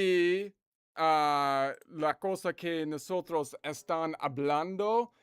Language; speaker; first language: Spanish; non-native, learner; English